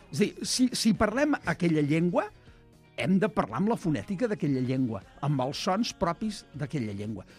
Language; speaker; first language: Catalan; native; Catalan